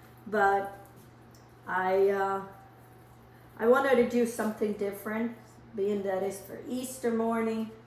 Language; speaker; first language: English; non-native, fluent; Portuguese